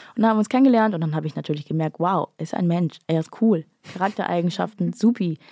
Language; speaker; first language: German; native; German